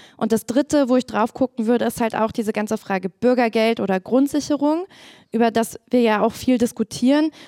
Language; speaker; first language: German; native; German